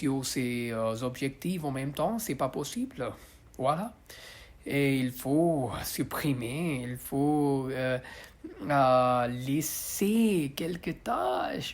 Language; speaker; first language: French; non-native, learner; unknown